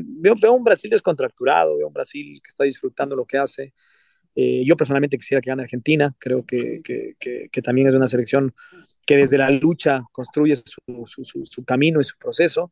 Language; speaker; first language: Spanish; native; Spanish